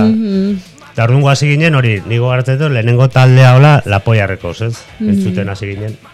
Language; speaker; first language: Basque; native; Basque